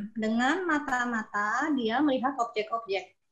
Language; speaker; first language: Indonesian; native; Indonesian